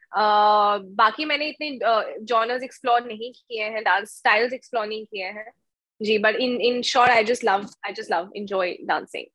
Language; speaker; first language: Hindi; native; Hindi